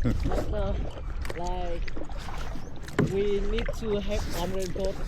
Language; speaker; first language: English; non-native, learner; Vietnamese